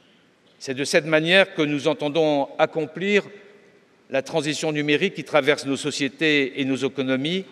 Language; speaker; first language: French; native; French